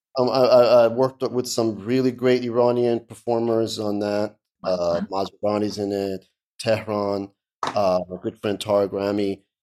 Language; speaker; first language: English; early bilingual, other home language; Persian